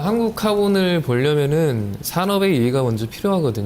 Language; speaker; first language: Korean; native; Korean